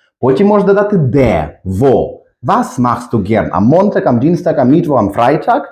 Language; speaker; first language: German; non-native, fluent; Ukrainian